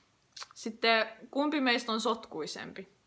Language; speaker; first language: Finnish; native; Finnish